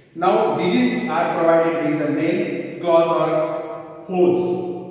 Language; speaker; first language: English; non-native, local second language; Marathi